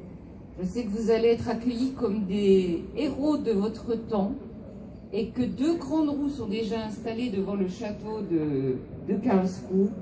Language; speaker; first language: French; native; French